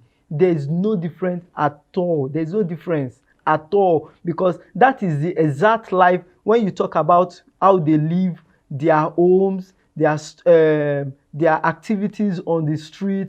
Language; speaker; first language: English; non-native, local second language; Yoruba